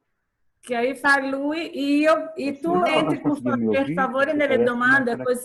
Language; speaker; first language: Italian; non-native, learner; Portuguese